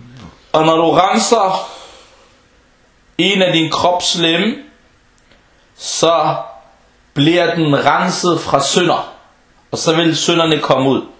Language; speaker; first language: Danish; non-native, fluent; Arabic